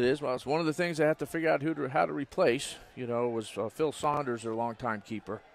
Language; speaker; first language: English; native; English